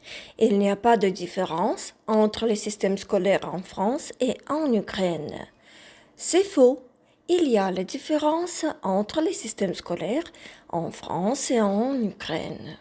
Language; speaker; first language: French; non-native, fluent; Ukrainian